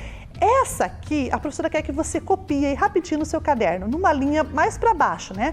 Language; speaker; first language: Portuguese; native; Portuguese